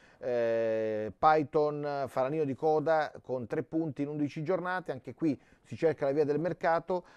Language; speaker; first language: Italian; native; Italian